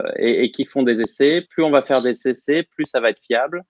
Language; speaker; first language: French; native; French